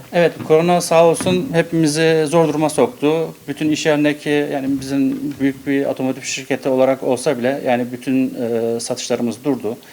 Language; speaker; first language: Turkish; early bilingual, heritage; Turkish